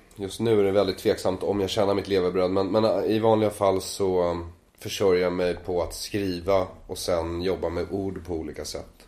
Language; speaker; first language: Swedish; native; Swedish